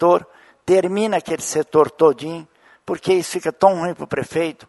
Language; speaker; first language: Portuguese; native; Portuguese